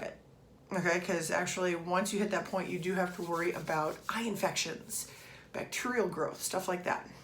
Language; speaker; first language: English; native; English